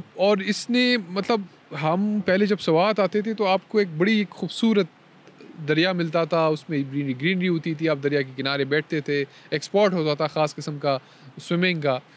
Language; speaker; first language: Urdu; non-native, local second language; Pashto